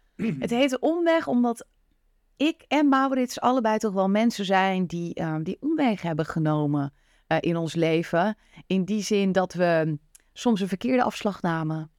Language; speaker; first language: Dutch; native; Dutch